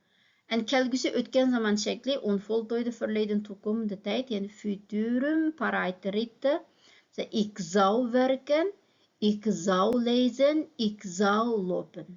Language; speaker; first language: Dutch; non-native, fluent; Uyghur